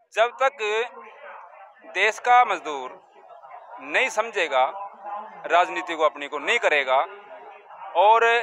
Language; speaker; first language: Hindi; native; Hindi